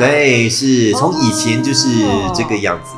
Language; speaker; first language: Chinese; native; Chinese